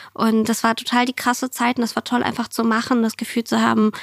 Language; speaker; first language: German; early bilingual, other home language; Russian